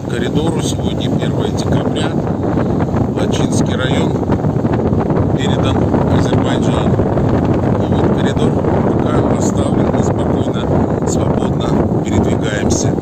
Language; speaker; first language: Russian; native; Russian